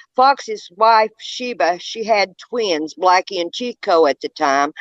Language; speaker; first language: English; native; English